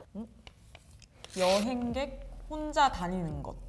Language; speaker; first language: Korean; native; Korean